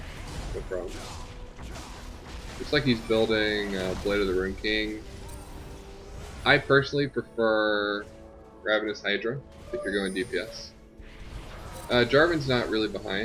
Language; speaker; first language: English; native; English